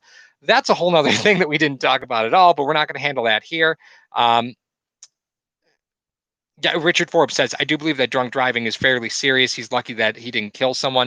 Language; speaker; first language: English; native; English